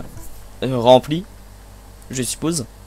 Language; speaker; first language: French; native; French